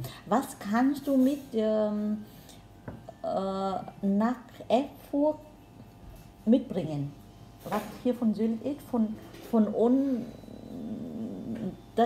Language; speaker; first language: German; non-native, learner; Vietnamese